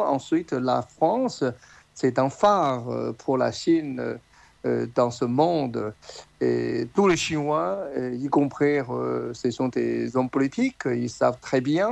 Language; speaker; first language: French; non-native, learner; Chinese